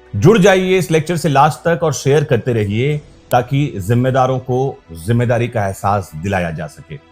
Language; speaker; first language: Hindi; native; Hindi